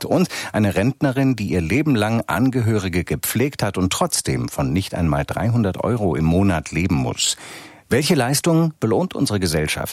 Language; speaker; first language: German; native; German